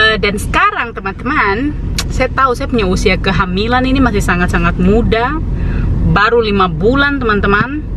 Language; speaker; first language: Indonesian; native; Indonesian